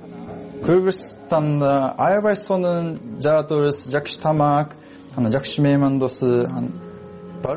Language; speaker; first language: Kyrgyz; non-native, learner; Japanese